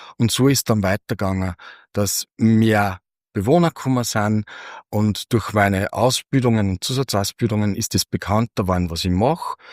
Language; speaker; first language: German; native; German